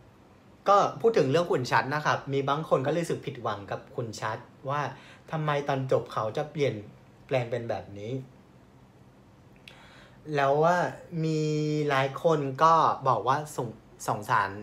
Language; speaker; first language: Thai; non-native, fluent; Vietnamese